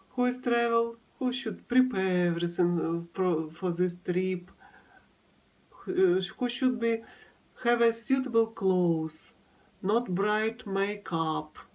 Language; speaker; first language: English; non-native, learner; Russian